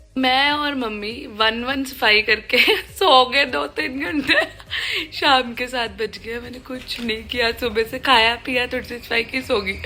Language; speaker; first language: Hindi; native; Hindi